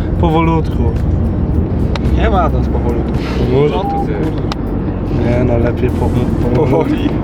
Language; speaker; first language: Polish; non-native, learner; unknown